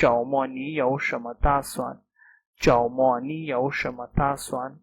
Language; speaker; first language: Chinese; non-native, learner; Urdu